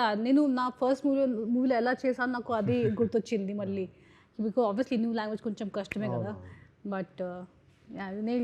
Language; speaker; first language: Telugu; non-native, fluent; Hindi